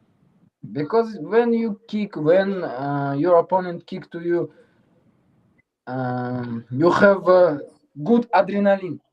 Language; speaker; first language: English; non-native, learner; Uzbek